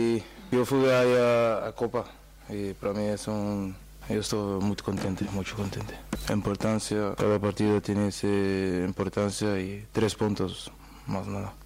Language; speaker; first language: Spanish; non-native, learner; Portuguese